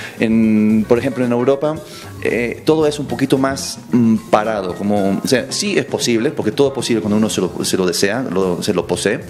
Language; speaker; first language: Spanish; early bilingual, other home language; English